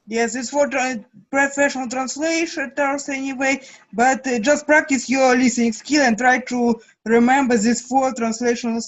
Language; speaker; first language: English; non-native, fluent; Russian